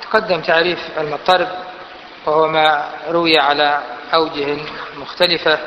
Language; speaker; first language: Arabic; native; Arabic